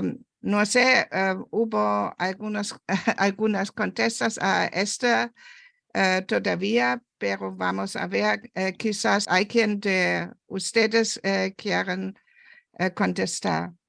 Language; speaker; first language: Spanish; non-native, fluent; German